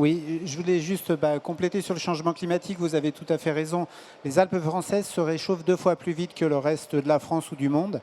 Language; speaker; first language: French; native; French